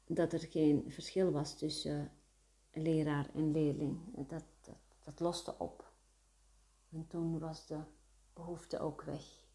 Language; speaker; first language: Dutch; early bilingual, other home language; Arabic